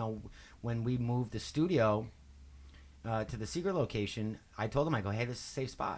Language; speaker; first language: English; native; English